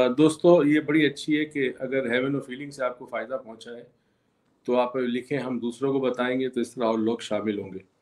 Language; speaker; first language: Urdu; native; Urdu